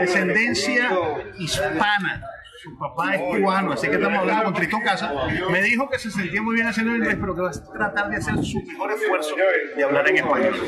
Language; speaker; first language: Spanish; native; Spanish